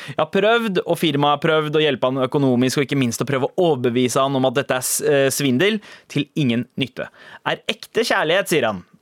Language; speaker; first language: Norwegian; early bilingual, other home language; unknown